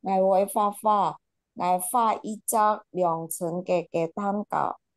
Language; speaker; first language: Chinese; non-native, learner; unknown